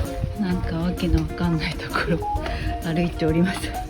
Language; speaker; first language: Japanese; native; Japanese